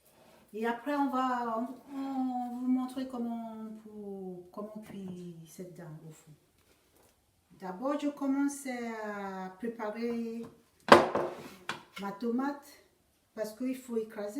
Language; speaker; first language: French; non-native, learner; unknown